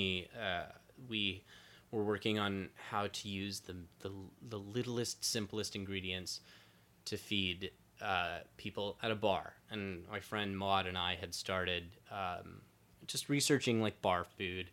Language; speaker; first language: English; native; English